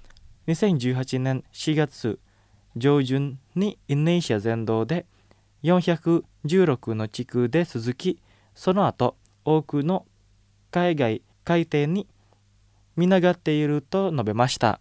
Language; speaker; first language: Japanese; non-native, fluent; Indonesian